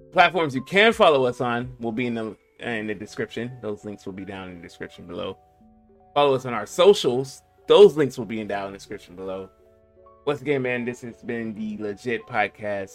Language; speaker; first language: English; native; English